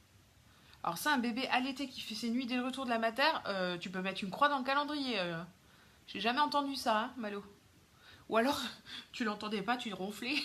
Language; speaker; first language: French; native; French